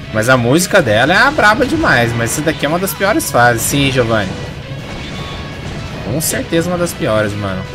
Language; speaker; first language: Portuguese; native; Portuguese